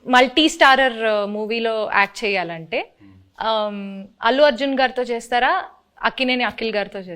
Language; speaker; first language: Telugu; native; Telugu